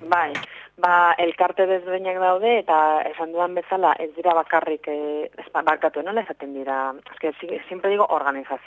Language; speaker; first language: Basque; non-native, local second language; Spanish